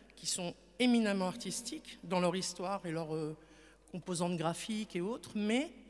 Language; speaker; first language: French; native; French